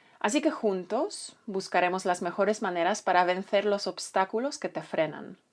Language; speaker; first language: Spanish; non-native, fluent; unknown